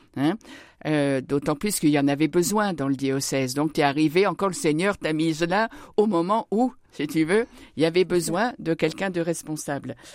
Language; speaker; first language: French; native; French